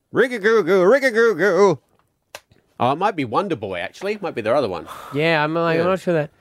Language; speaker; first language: English; native; English